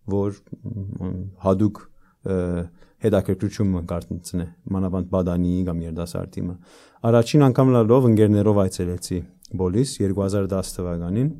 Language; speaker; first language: Armenian; early bilingual, heritage; Armenian